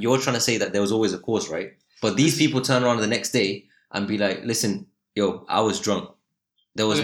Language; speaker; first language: English; native; English